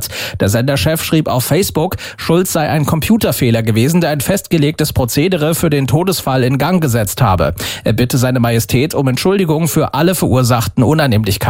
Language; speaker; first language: German; native; German